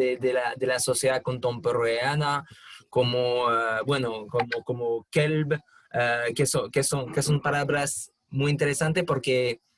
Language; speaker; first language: Spanish; non-native, fluent; French